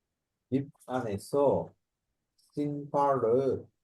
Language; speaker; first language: Korean; non-native, learner; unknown